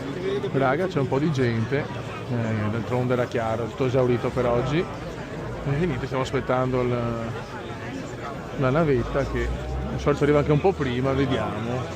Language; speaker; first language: Italian; native; Italian